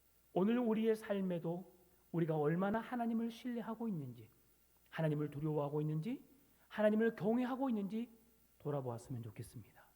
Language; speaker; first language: Korean; native; Korean